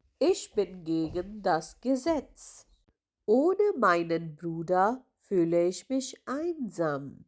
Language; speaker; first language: German; non-native, fluent; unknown